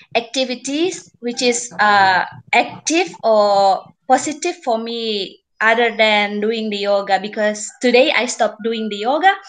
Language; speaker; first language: English; non-native, fluent; Indonesian